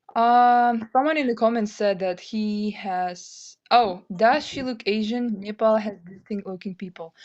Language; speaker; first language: English; non-native, fluent; Kyrgyz